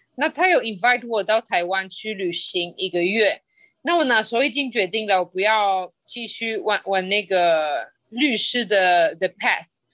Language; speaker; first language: Chinese; non-native, fluent; Spanish